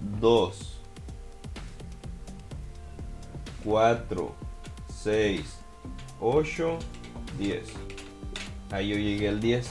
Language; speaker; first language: Spanish; native; Spanish